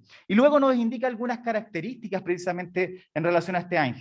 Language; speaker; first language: Spanish; native; Spanish